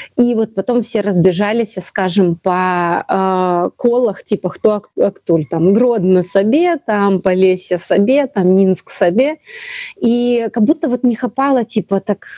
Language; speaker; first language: Belarusian; non-native, local second language; Russian